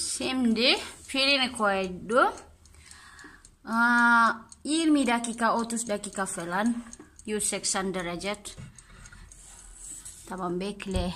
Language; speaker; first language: Turkish; non-native, learner; Indonesian